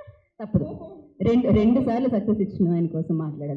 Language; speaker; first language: Telugu; native; Telugu